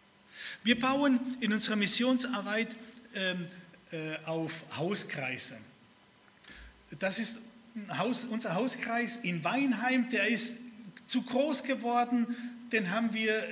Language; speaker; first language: German; early bilingual, other home language; Spanish